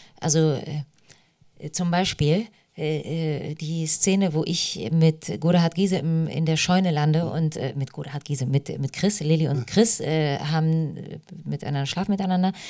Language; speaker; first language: German; early bilingual, other home language; Polish